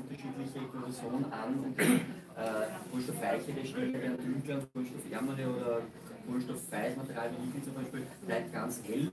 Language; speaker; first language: German; native; German